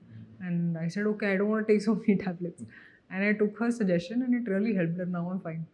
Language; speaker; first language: Telugu; non-native, local second language; Hindi